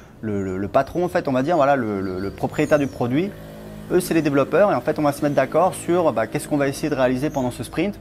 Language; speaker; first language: French; native; French